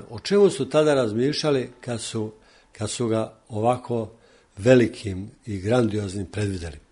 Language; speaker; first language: Serbian; native; Serbian